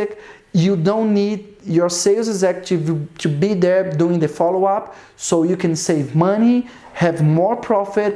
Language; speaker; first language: English; non-native, fluent; Portuguese